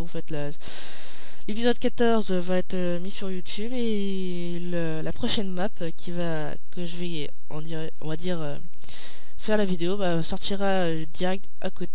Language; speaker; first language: French; native; French